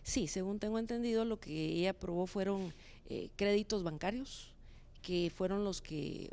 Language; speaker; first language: Spanish; native; Spanish